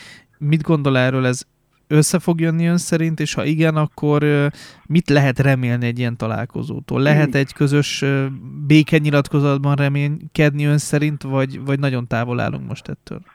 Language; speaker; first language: Hungarian; native; Hungarian